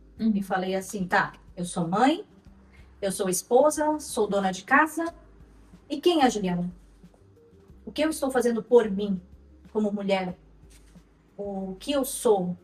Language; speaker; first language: Portuguese; native; Portuguese